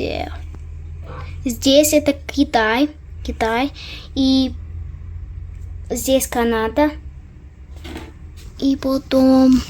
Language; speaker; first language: Russian; non-native, learner; English